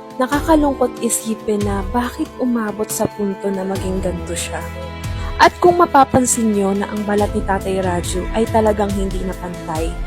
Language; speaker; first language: Filipino; native; Filipino